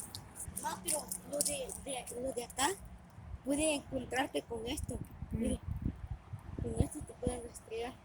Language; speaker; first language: Spanish; native; Spanish